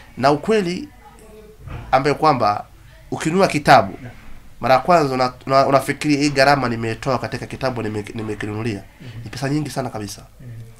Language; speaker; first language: Swahili; non-native, local second language; Somali